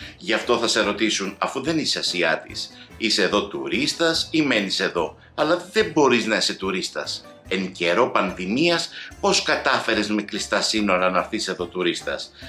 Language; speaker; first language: Greek; native; Greek